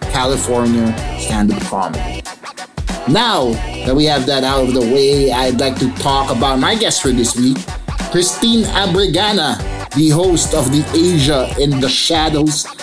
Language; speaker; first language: English; non-native, local second language; Filipino